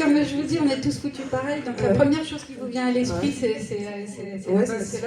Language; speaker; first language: French; native; French